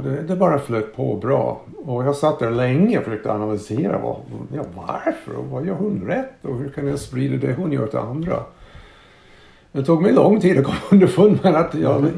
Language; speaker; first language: Swedish; non-native, fluent; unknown